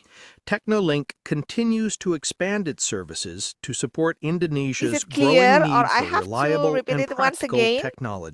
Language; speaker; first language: English; non-native, learner; Indonesian